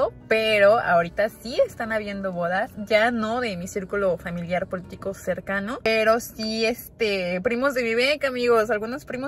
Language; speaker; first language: Spanish; native; Spanish